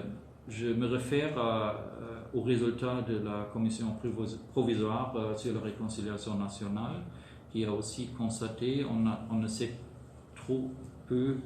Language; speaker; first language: French; non-native, fluent; German